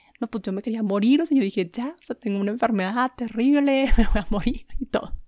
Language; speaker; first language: Spanish; native; Spanish